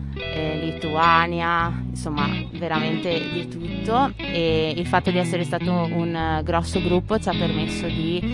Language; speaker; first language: Italian; native; Italian